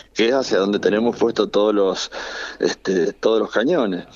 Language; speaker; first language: Spanish; native; Spanish